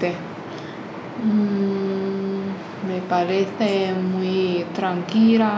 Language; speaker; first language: Spanish; non-native, fluent; Chinese